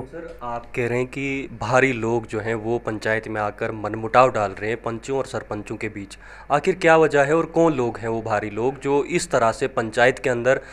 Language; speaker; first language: Hindi; non-native, local second language; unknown